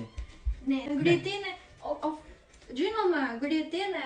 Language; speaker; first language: Lithuanian; non-native, learner; Japanese